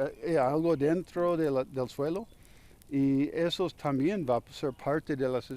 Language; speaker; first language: Spanish; non-native, learner; English